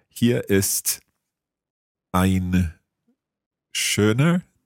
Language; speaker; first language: German; non-native, learner; English